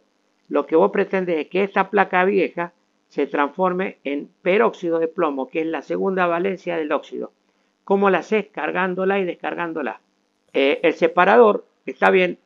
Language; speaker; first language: Spanish; native; Spanish